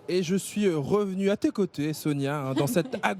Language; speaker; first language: French; native; French